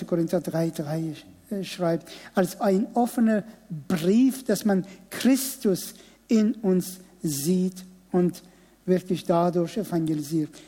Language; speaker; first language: German; non-native, fluent; Persian